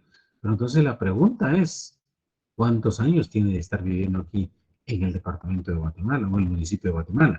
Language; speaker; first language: Spanish; native; Spanish